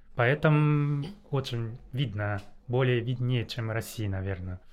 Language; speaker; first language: Russian; non-native, learner; Japanese